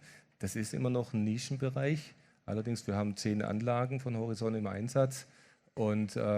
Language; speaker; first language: German; native; German